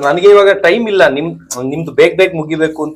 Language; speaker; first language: Kannada; native; Kannada